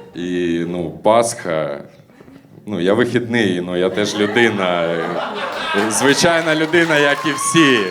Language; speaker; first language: Ukrainian; native; Ukrainian